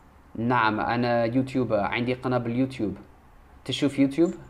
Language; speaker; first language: Arabic; non-native, learner; English